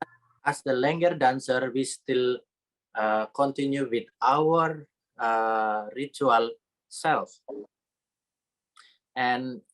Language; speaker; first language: English; non-native, learner; Indonesian